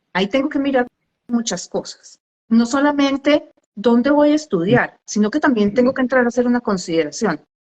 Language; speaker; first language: Spanish; native; Spanish